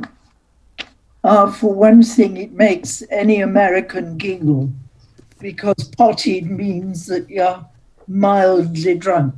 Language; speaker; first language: English; native; English